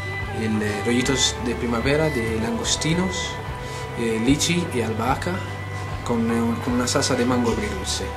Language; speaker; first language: Spanish; non-native, fluent; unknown